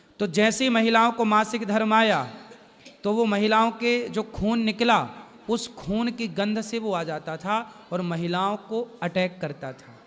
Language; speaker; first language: Hindi; native; Hindi